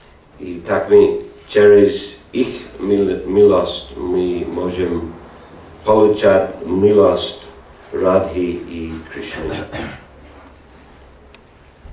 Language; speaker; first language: Russian; non-native, learner; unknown